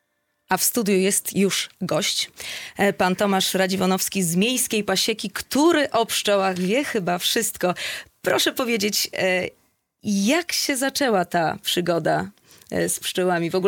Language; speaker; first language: Polish; native; Polish